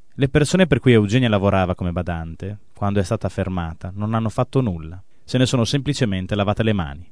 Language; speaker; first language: Italian; native; Italian